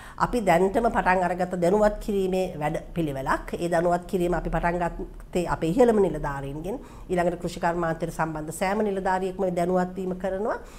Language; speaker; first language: Sinhala; native; Sinhala